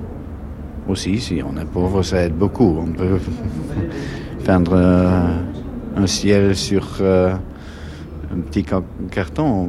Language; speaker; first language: French; non-native, fluent; German